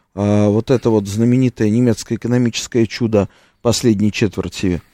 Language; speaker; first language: Russian; non-native, fluent; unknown